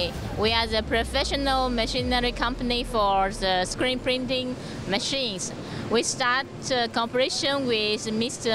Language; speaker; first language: English; non-native, learner; Chinese